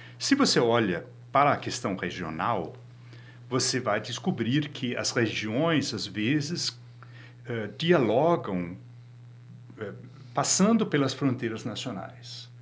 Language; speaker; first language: Portuguese; non-native, fluent; Danish